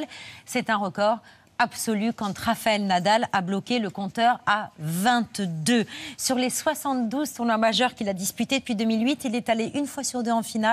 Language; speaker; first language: French; native; French